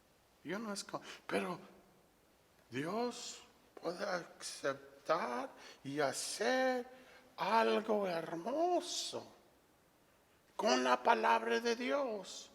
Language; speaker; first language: Spanish; non-native, fluent; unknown